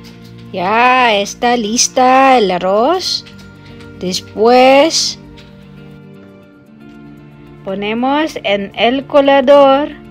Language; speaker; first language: Spanish; non-native, learner; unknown